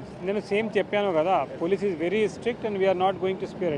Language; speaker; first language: Telugu; non-native, local second language; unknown